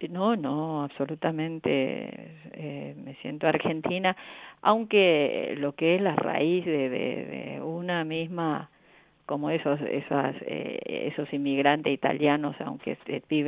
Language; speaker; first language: Spanish; non-native, fluent; Korean